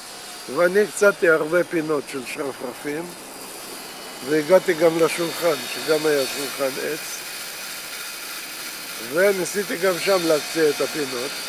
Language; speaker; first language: Hebrew; non-native, fluent; Russian